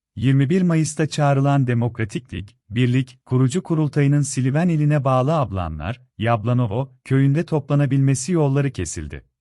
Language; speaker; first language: Turkish; native; Turkish